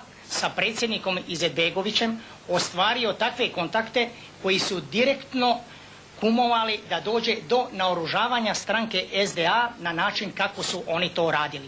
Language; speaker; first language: Bosnian; native; Bosnian